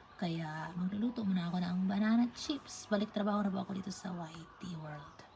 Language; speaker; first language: Filipino; non-native, local second language; Cebuano